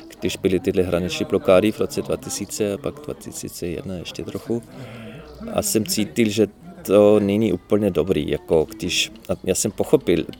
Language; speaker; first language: Czech; non-native, fluent; German